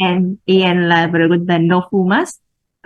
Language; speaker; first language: Spanish; non-native, learner; Vietnamese